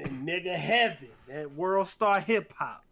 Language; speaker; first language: English; native; English